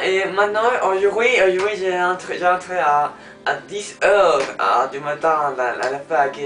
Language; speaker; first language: French; non-native, learner; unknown